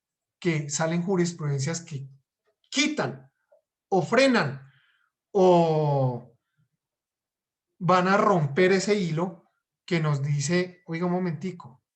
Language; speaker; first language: Spanish; native; Spanish